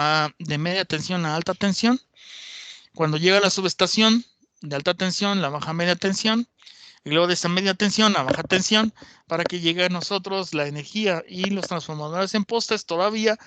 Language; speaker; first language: Spanish; native; Spanish